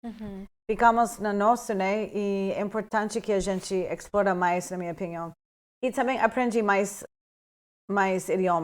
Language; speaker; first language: Portuguese; non-native, fluent; English